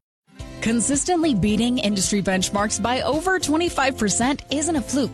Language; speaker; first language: English; native; English